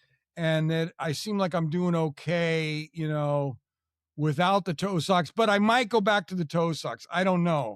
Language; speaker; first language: English; native; English